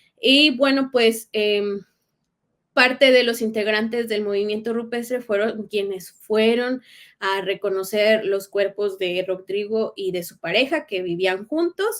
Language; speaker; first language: Spanish; native; Spanish